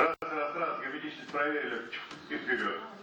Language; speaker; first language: Russian; native; Russian